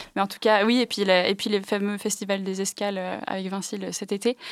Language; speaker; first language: French; early bilingual, other home language; English